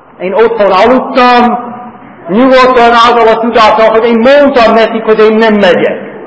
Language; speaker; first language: Hungarian; non-native, fluent; English